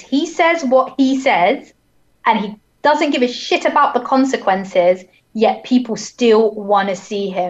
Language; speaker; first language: English; native; English